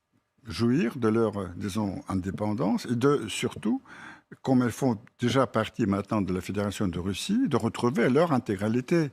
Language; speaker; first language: French; non-native, fluent; Russian